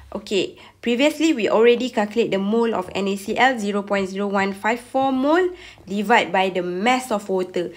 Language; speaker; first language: English; non-native, local second language; Malay